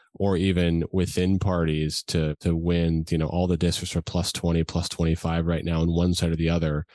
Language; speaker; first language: English; native; English